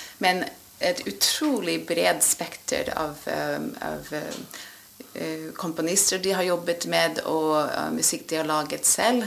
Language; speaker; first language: Norwegian; non-native, fluent; English